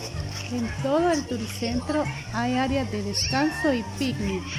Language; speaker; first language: Spanish; native; Spanish